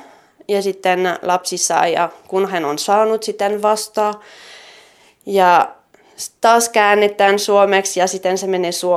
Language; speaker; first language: Finnish; non-native, fluent; French